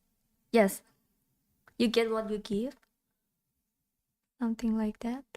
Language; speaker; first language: English; non-native, learner; Thai